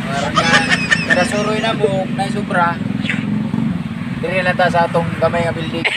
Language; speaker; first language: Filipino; non-native, local second language; Cebuano